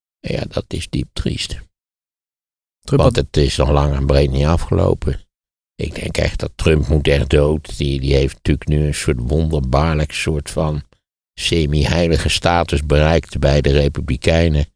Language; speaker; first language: Dutch; native; Dutch